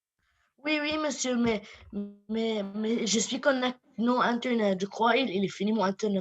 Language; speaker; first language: French; non-native, local second language; Arabic